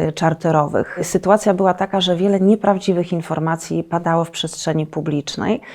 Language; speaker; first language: Polish; native; Polish